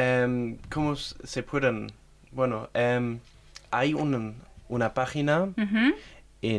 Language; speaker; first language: Spanish; non-native, fluent; German